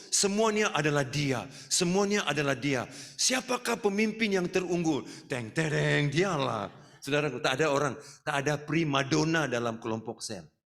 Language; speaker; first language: Malay; non-native, local second language; Tamil